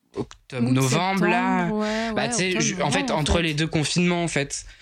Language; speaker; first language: French; native; French